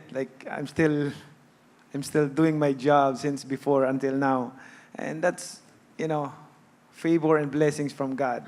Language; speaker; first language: English; non-native, local second language; Cebuano